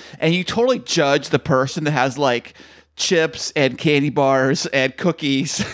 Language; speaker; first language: English; native; English